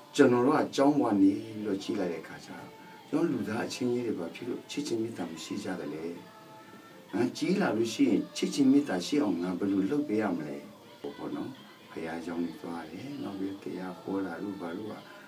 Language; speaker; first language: Burmese; non-native, local second language; Karen languages